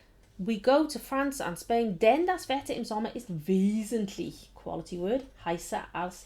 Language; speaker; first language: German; non-native, fluent; English